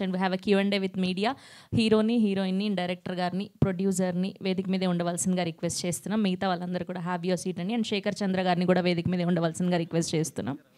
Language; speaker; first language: Telugu; native; Telugu